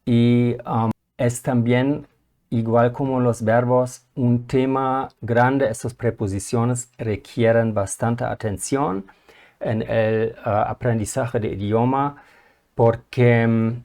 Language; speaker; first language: Spanish; non-native, fluent; German